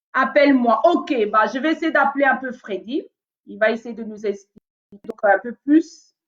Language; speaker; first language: French; non-native, local second language; Lingala